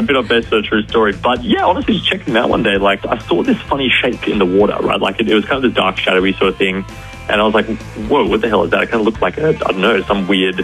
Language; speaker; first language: English; native; English